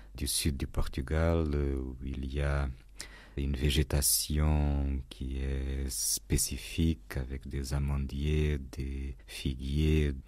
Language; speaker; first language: French; non-native, fluent; Portuguese